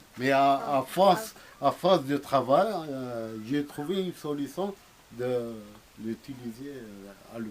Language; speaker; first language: French; non-native, local second language; Arabic